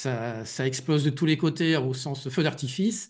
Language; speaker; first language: French; native; French